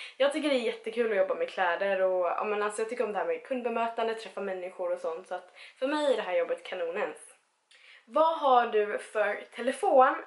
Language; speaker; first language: Swedish; early bilingual, other home language; Spanish